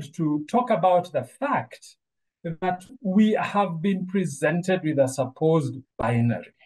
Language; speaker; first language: English; non-native, local second language; Luo (Kenya and Tanzania)